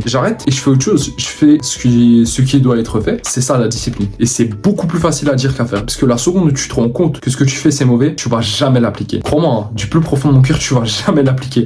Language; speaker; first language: French; native; French